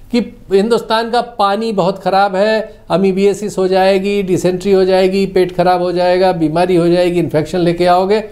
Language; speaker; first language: Hindi; native; Hindi